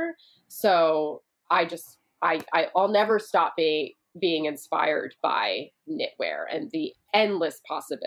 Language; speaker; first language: English; native; English